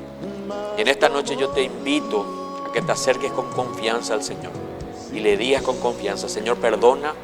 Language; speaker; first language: Spanish; native; Spanish